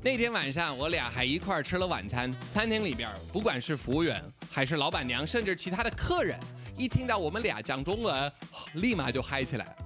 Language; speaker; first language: Chinese; non-native, fluent; English